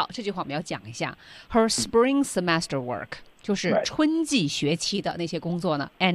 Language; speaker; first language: Chinese; native; Chinese